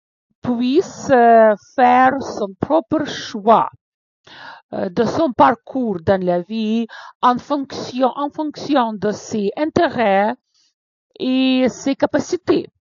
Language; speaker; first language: French; non-native, fluent; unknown